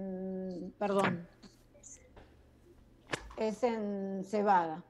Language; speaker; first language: Spanish; native; Spanish